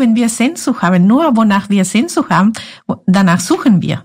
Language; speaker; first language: German; non-native, fluent; Spanish